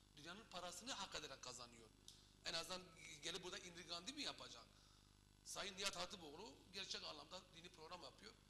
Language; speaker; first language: Turkish; non-native, local second language; Kurdish